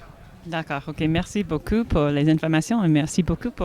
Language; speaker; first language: French; non-native, learner; English